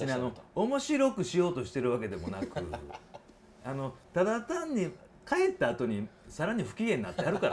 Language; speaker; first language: Japanese; native; Japanese